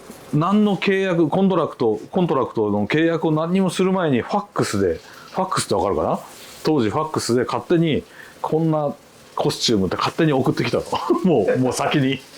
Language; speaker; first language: Japanese; native; Japanese